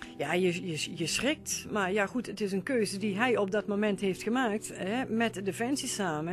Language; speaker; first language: Dutch; native; Dutch